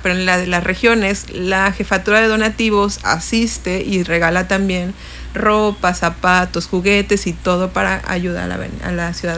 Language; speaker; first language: Spanish; native; Spanish